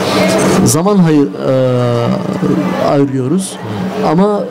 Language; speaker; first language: Turkish; early bilingual, heritage; Turkish